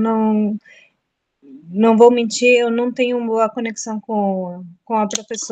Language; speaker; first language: Portuguese; non-native, fluent; Spanish